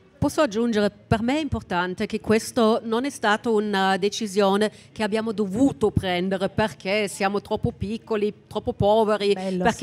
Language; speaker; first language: Italian; non-native, fluent; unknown